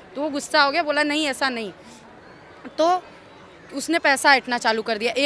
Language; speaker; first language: Hindi; native; Hindi